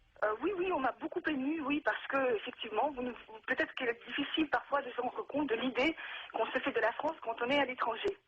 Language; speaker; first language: French; non-native, fluent; Russian